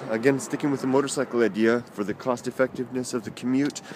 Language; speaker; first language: English; native; English